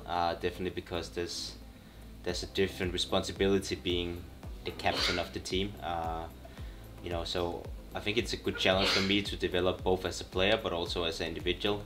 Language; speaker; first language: English; non-native, fluent; Danish